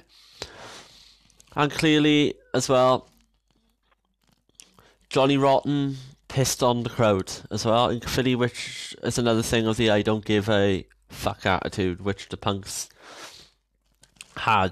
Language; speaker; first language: English; native; English